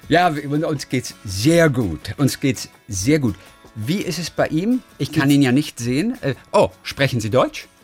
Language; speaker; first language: German; native; German